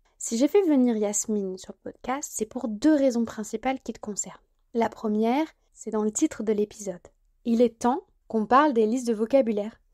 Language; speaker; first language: French; native; French